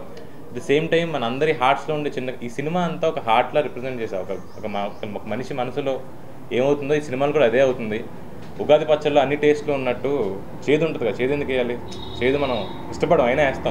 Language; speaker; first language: Telugu; native; Telugu